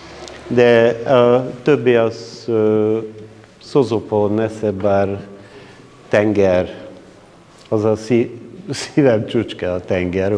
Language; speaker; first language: Hungarian; non-native, local second language; Bulgarian